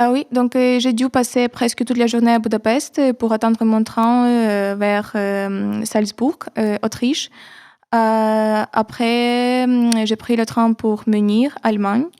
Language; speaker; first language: French; non-native, fluent; Ukrainian